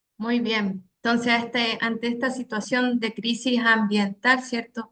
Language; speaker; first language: Spanish; native; Spanish